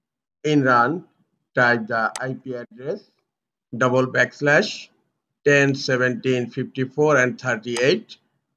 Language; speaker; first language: English; non-native, local second language; Bangla